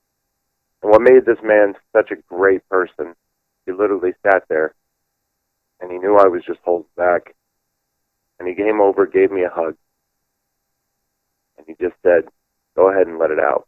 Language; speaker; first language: English; native; English